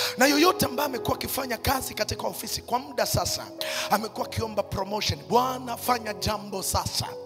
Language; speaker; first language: Swahili; native; Swahili